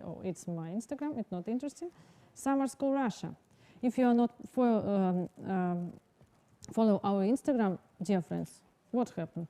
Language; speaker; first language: English; non-native, learner; Russian